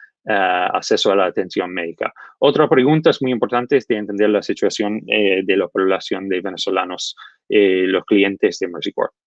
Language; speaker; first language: Spanish; non-native, fluent; English